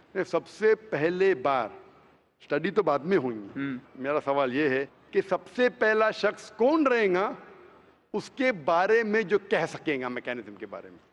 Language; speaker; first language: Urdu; non-native, local second language; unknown